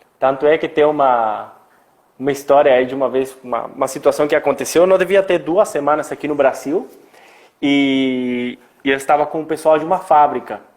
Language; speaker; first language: Portuguese; non-native, fluent; Spanish